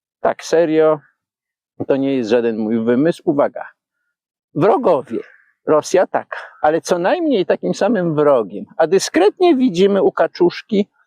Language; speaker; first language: Polish; native; Polish